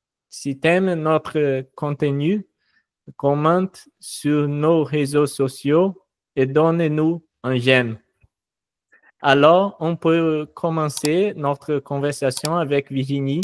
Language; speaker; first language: French; non-native, fluent; Portuguese